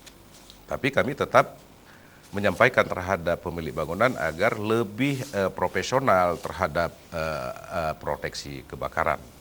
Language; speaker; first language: Malay; native; Malay